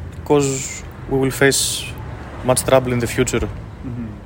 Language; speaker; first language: English; non-native, fluent; Greek